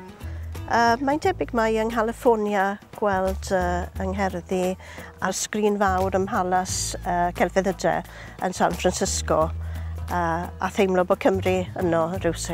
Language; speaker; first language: Welsh; native; Welsh